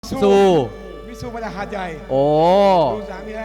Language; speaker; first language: Thai; native; Thai